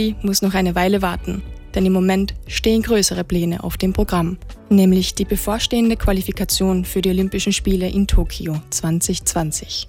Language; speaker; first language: German; native; German